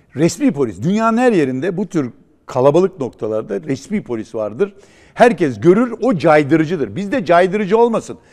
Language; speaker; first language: Turkish; native; Turkish